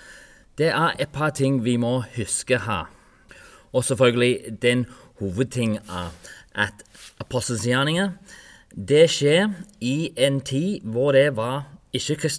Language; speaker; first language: Norwegian; non-native, fluent; English